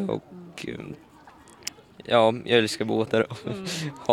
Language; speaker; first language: Swedish; early bilingual, other home language; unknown